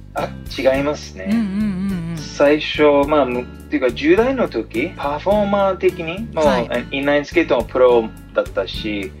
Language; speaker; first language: Japanese; non-native, fluent; English